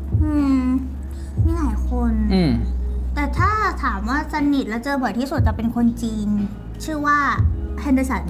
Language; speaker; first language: Thai; early bilingual, other home language; Korean